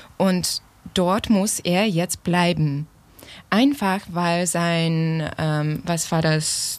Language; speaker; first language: German; non-native, fluent; Ukrainian